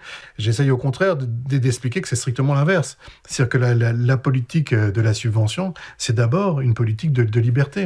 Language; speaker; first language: French; native; French